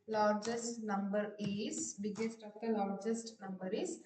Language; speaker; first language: English; non-native, local second language; Kannada